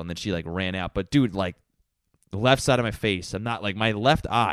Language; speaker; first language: English; native; English